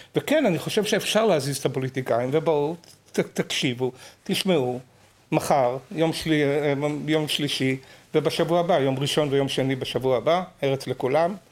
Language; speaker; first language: Hebrew; native; Hebrew